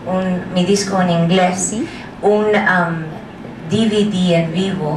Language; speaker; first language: Spanish; non-native, learner; English